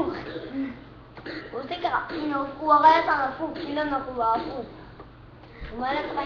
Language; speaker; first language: Hebrew; early bilingual, other home language; Russian